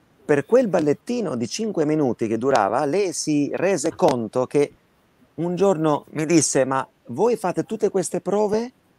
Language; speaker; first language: Italian; non-native, fluent; Albanian